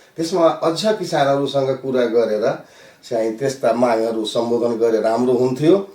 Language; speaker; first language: Nepali; non-native, local second language; Maithili